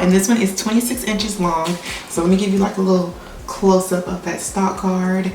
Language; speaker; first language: English; native; English